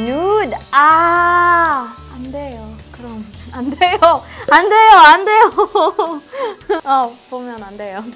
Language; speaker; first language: Korean; non-native, learner; Filipino